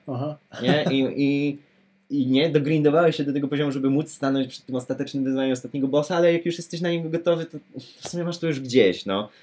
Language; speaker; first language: Polish; native; Polish